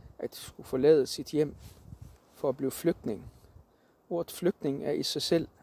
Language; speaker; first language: Danish; early bilingual, other home language; Arabic